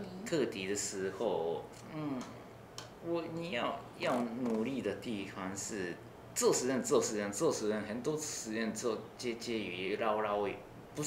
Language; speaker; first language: Chinese; non-native, learner; Japanese